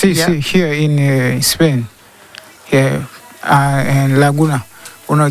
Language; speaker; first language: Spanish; non-native, learner; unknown